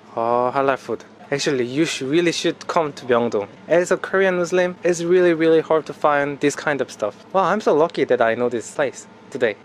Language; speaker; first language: English; non-native, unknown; Korean